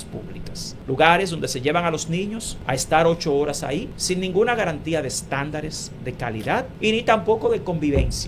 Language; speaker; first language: Spanish; native; Spanish